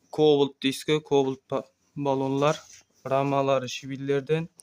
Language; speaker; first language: Uzbek; non-native, local second language; Kara-Kalpak